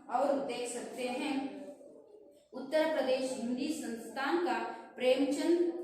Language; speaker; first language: Hindi; non-native, local second language; Kannada